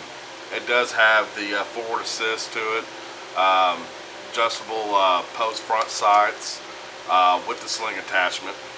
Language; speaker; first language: English; native; English